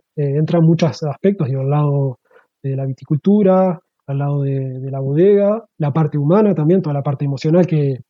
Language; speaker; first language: Spanish; native; Spanish